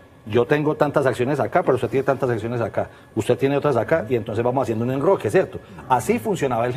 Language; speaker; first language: Spanish; native; Spanish